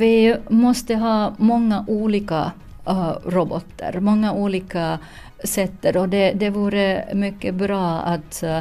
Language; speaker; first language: Swedish; non-native, learner; Finnish